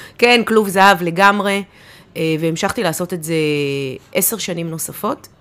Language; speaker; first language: Hebrew; native; Hebrew